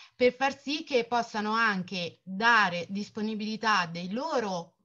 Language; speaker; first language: Italian; native; Italian